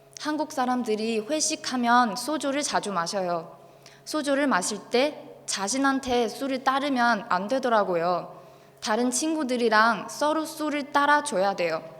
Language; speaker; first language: Korean; non-native, learner; Chinese